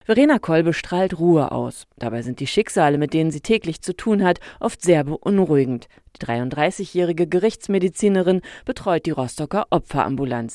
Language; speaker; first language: German; native; German